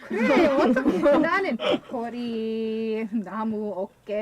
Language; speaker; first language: Korean; non-native, learner; English